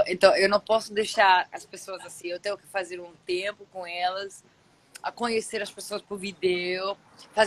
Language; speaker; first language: Portuguese; non-native, fluent; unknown